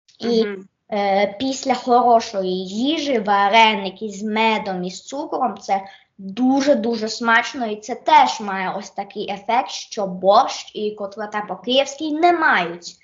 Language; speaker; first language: Ukrainian; early bilingual, heritage; Ukrainian